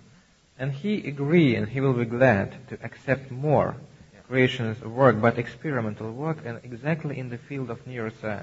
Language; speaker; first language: English; non-native, learner; Russian